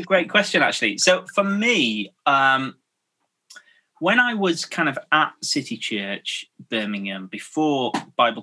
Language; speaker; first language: English; native; English